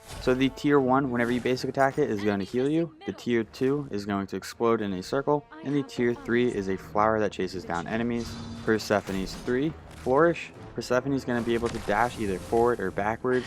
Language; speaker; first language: English; native; English